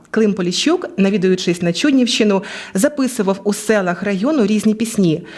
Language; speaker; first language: Ukrainian; native; Ukrainian